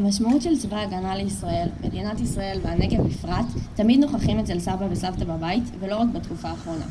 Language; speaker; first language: Hebrew; native; Hebrew